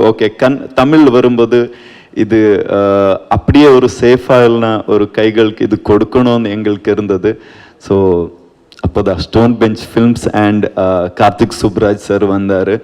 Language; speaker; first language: Tamil; non-native, learner; Kannada